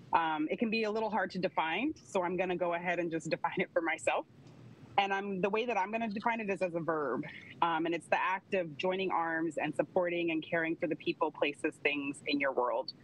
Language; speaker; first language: English; native; English